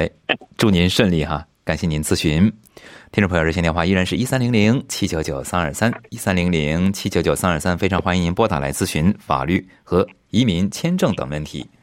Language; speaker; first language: Chinese; native; Chinese